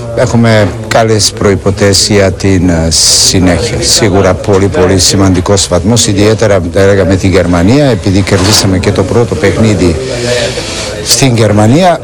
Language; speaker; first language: Greek; non-native, fluent; Serbian